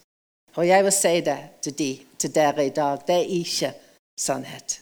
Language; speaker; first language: Norwegian; non-native, fluent; English